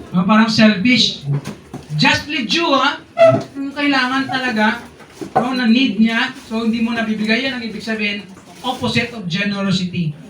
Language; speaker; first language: Filipino; non-native, local second language; Hiligaynon